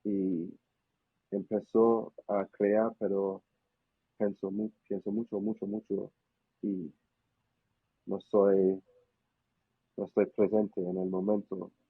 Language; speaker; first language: Spanish; non-native, learner; English